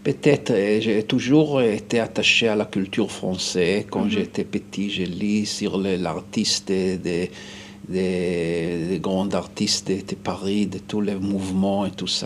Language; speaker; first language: French; non-native, fluent; Hebrew